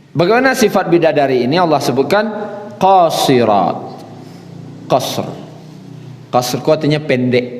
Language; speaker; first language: Malay; non-native, local second language; Minangkabau